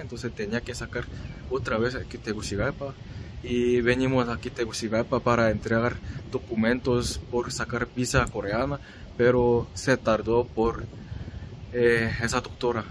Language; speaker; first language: Spanish; non-native, learner; Korean